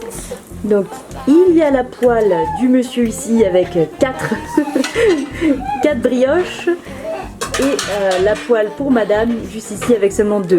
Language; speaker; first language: French; native; French